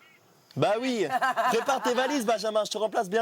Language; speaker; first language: French; native; French